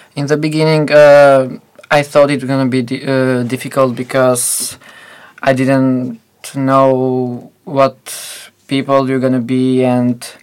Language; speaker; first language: English; non-native, fluent; Albanian